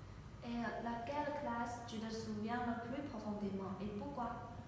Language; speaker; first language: French; non-native, learner; Chinese